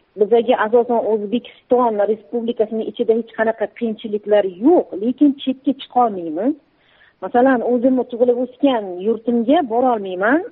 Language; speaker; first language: Uzbek; early bilingual, heritage; Uzbek